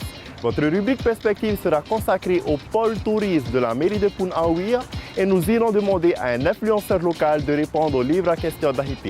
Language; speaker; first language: French; native; French